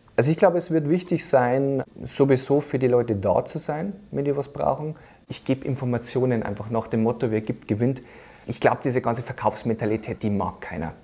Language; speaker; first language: German; native; German